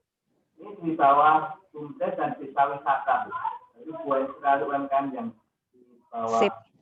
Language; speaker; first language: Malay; non-native, local second language; Javanese